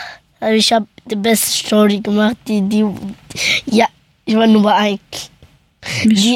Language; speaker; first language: German; early bilingual, other home language; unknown